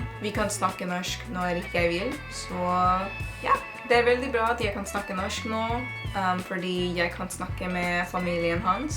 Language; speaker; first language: Norwegian; non-native, learner; Spanish